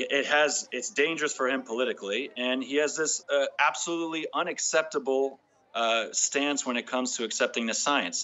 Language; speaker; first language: English; native; English